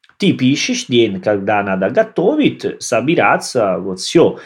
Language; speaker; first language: Russian; non-native, learner; Italian